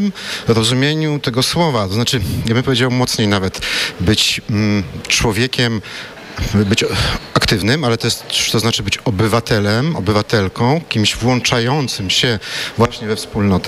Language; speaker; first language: Polish; native; Polish